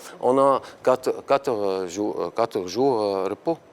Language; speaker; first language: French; non-native, learner; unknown